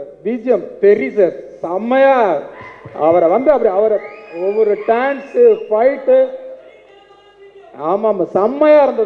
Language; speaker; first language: Tamil; non-native, local second language; Telugu